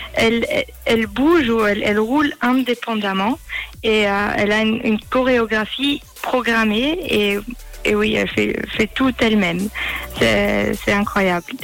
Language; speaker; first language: French; early bilingual, heritage; German